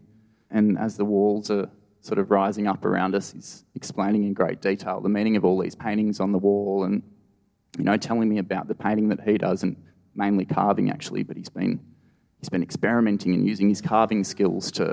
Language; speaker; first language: English; native; English